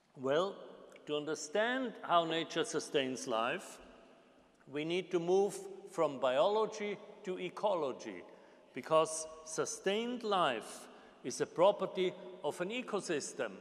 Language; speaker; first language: English; non-native, fluent; German